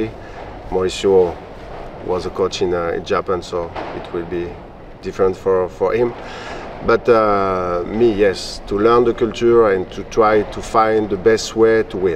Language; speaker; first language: English; non-native, fluent; French